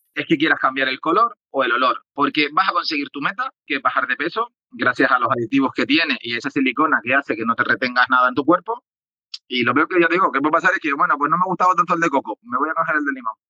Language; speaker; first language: Spanish; native; Spanish